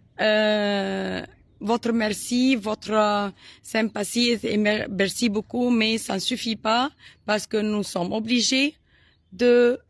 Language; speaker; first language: French; non-native, learner; Arabic